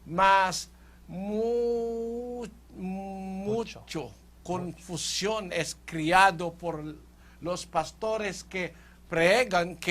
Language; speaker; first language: Spanish; non-native, fluent; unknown